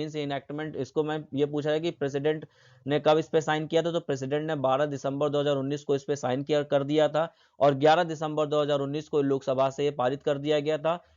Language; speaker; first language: Hindi; native; Hindi